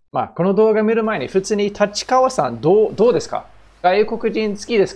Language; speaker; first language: Japanese; non-native, fluent; English